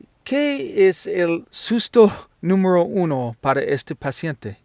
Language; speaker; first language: Spanish; non-native, learner; English